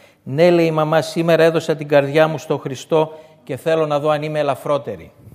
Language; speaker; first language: Greek; native; Greek